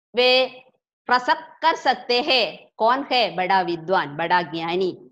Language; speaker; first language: Hindi; non-native, local second language; Malayalam